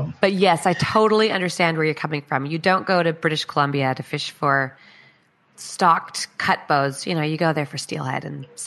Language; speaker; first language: English; native; English